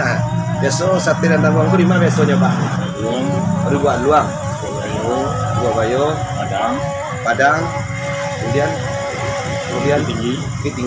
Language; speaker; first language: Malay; non-native, local second language; Minangkabau